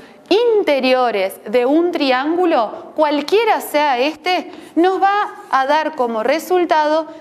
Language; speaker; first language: Spanish; native; Spanish